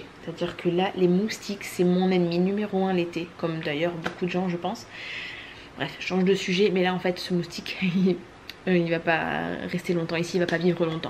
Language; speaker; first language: French; native; French